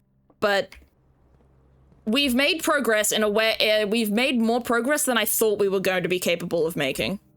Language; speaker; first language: English; native; English